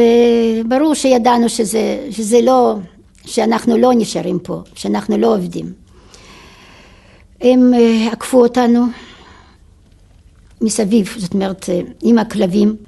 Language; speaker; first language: Hebrew; non-native, fluent; Yiddish